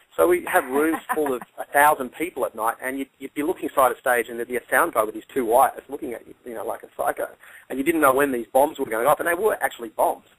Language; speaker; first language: English; native; English